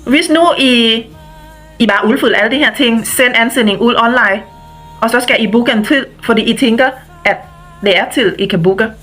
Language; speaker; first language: Danish; non-native, fluent; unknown